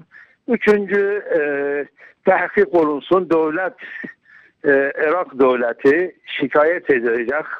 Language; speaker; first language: Turkish; non-native, learner; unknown